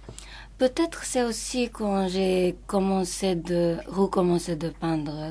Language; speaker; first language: French; non-native, fluent; Japanese